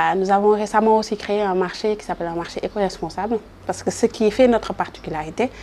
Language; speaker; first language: French; non-native, local second language; Wolof